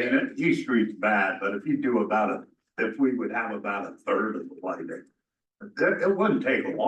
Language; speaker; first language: English; native; English